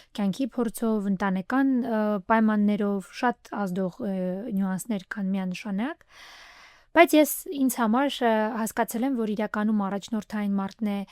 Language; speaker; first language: Armenian; native; Armenian